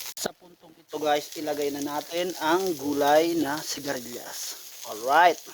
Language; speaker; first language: Filipino; non-native, local second language; Bikol